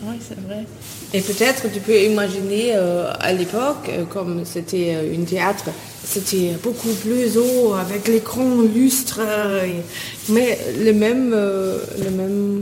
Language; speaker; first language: French; non-native, fluent; German